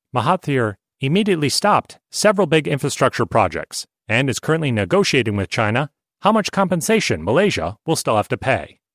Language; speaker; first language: English; non-native, fluent; Hungarian